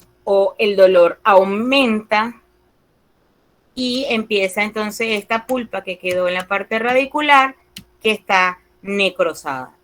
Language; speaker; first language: Spanish; native; Spanish